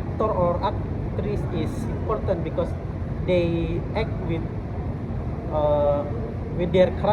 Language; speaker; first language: English; non-native, learner; Indonesian